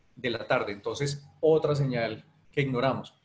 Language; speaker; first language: Spanish; native; Spanish